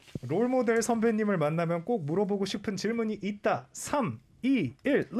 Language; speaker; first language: Korean; native; Korean